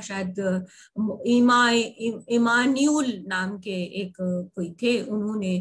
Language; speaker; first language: Hindi; native; Hindi